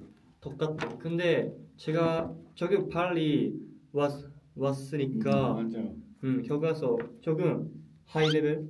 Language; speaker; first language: Korean; non-native, learner; Japanese